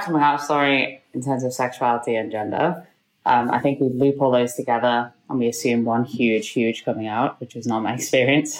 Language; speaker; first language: English; native; English